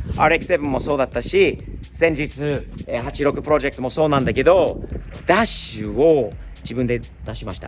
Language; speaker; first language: Japanese; native; Japanese